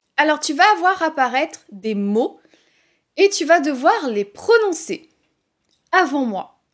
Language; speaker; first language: French; native; French